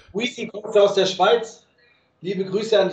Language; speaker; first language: German; native; German